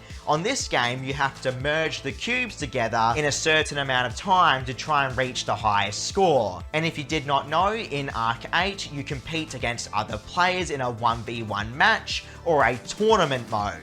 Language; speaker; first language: English; native; English